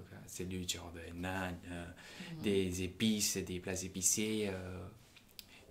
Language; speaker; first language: French; non-native, fluent; Punjabi